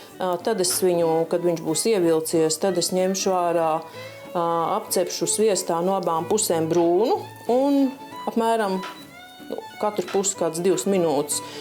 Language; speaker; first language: Latvian; native; Latvian